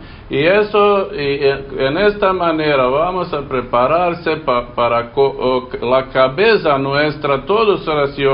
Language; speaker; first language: Spanish; non-native, learner; Serbian